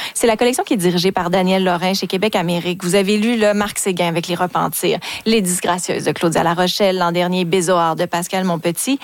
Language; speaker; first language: French; native; French